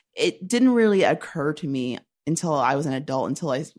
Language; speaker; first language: English; native; English